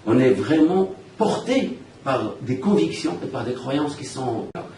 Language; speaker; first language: French; non-native, local second language; Arabic